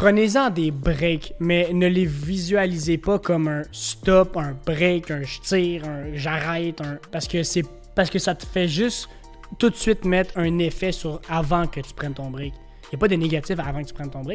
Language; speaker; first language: French; native; French